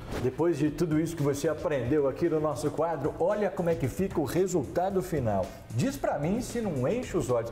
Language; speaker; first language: Portuguese; native; Portuguese